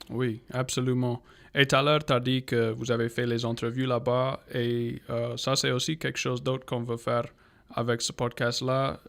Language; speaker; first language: French; non-native, local second language; English